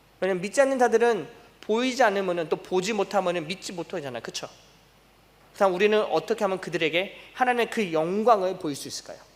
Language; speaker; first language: Korean; early bilingual, heritage; Korean